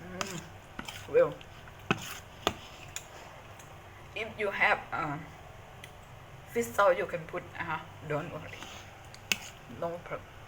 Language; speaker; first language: English; non-native, learner; Thai